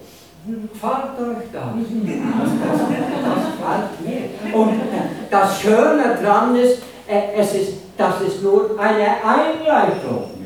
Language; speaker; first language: German; non-native, fluent; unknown